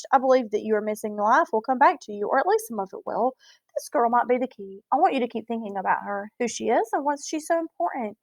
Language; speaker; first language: English; native; English